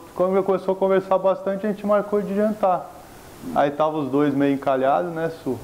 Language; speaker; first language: Portuguese; native; Portuguese